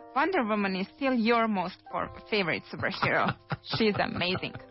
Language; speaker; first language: English; non-native, fluent; Serbian